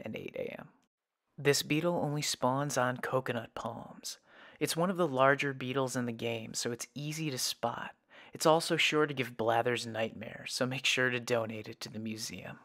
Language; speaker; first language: English; native; English